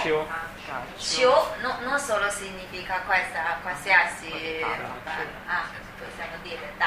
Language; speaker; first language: Italian; non-native, learner; Chinese